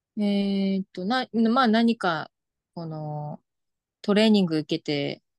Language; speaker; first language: Japanese; native; Japanese